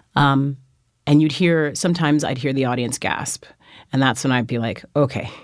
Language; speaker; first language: English; native; English